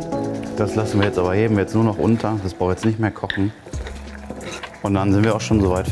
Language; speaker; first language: German; native; German